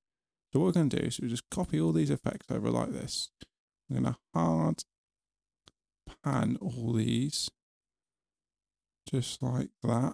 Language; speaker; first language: English; native; English